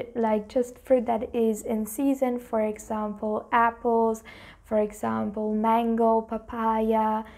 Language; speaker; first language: English; non-native, fluent; German